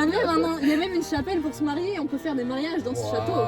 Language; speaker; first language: French; native; French